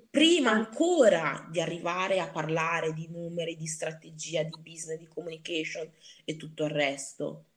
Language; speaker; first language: Italian; early bilingual, other home language; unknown